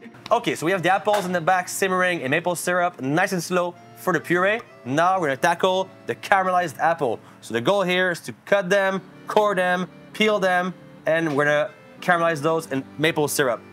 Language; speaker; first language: English; non-native, fluent; French